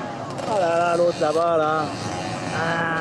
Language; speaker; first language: French; native; French